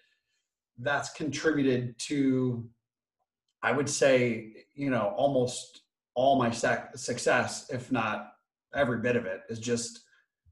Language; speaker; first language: English; native; English